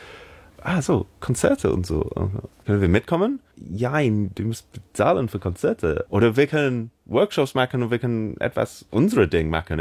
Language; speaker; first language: German; non-native, learner; English